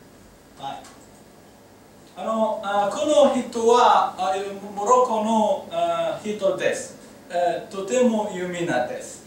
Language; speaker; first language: Japanese; non-native, learner; Arabic